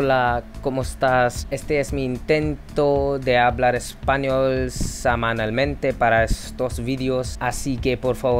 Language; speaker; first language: Spanish; non-native, learner; English